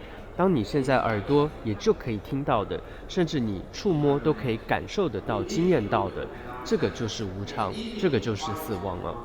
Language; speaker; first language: Chinese; native; Chinese